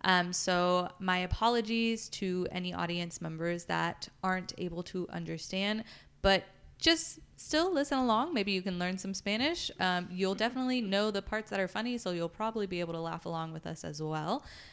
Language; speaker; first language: English; early bilingual, other home language; Spanish